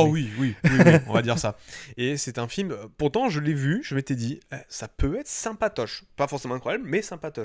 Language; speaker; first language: French; native; French